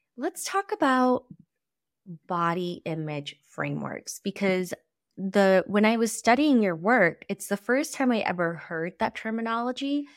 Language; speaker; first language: English; early bilingual, other home language; Spanish